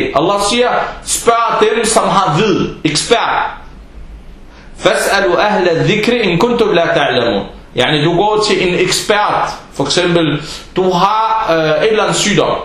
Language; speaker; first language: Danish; non-native, fluent; Arabic